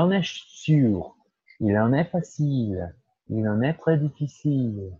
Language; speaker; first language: French; non-native, fluent; Portuguese